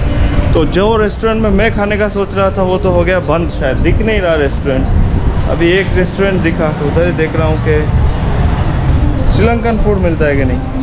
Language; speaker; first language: Hindi; non-native, local second language; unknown